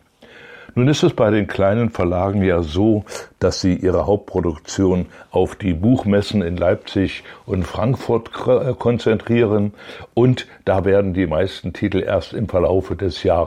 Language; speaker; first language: German; native; German